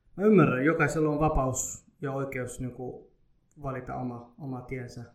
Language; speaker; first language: Finnish; early bilingual, other home language; Somali